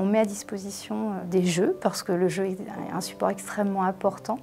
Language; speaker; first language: French; native; French